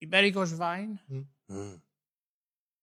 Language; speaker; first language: German; non-native, learner; Italian